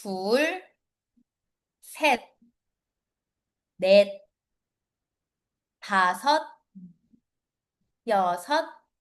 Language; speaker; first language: Korean; non-native, fluent; Filipino